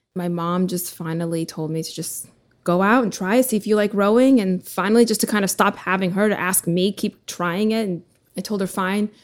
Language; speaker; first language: English; early bilingual, other home language; Russian